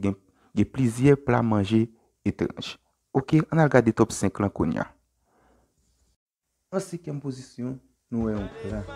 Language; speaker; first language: French; non-native, learner; Haitian Creole